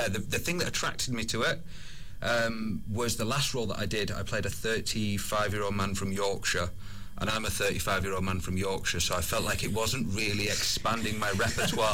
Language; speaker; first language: English; native; English